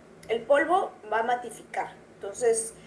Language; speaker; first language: Spanish; native; Spanish